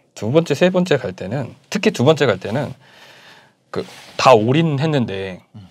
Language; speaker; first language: Korean; native; Korean